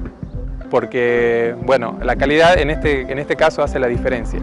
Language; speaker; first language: Spanish; native; Spanish